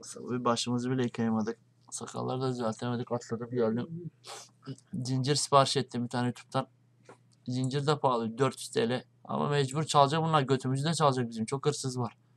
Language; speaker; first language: Turkish; native; Turkish